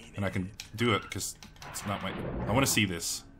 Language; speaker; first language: English; native; English